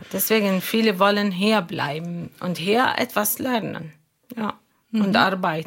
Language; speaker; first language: German; non-native, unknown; Arabic